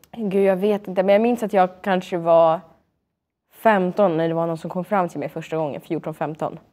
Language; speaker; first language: Swedish; early bilingual, other home language; Russian